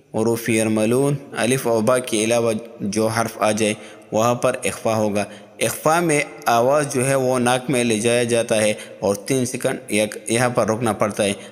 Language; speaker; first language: Urdu; non-native, local second language; Pashto